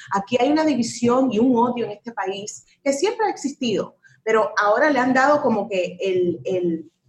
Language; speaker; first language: Spanish; early bilingual, heritage; Spanish